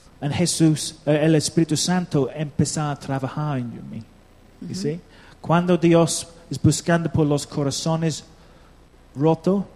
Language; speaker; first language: Spanish; non-native, learner; English